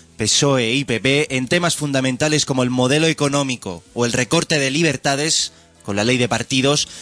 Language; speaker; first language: Spanish; non-native, local second language; Catalan